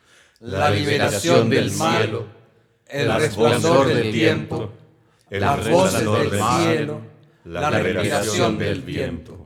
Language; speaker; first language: Spanish; native; Spanish